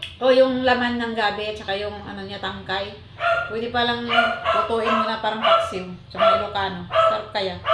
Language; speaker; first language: Filipino; non-native, local second language; Cebuano